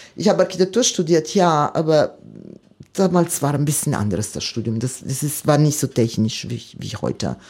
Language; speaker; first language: German; non-native, fluent; Italian